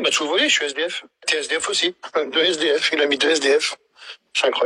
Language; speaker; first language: French; native; French